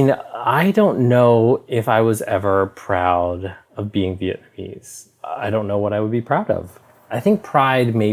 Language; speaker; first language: English; native; English